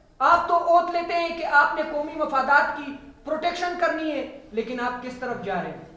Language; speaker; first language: Urdu; non-native, local second language; Pashto